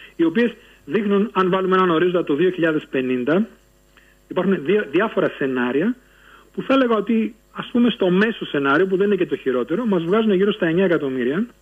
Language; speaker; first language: Greek; native; Greek